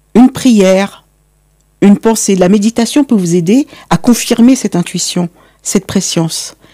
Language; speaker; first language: French; native; French